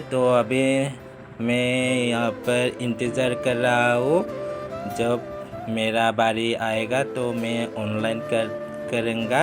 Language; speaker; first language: Hindi; non-native, local second language; Assamese